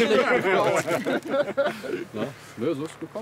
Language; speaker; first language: German; native; German